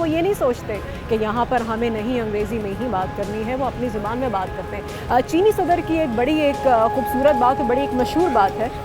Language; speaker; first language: Urdu; native; Urdu